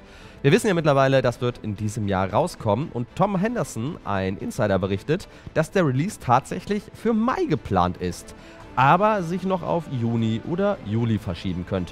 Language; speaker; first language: German; native; German